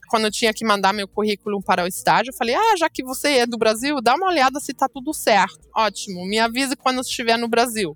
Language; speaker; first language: Portuguese; non-native, fluent; German